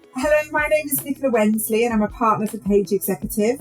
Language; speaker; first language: English; native; English